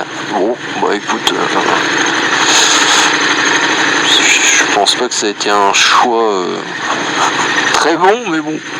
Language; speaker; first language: French; native; French